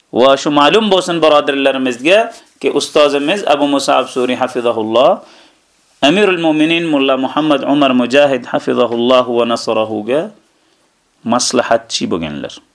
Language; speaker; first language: Uzbek; native; Uzbek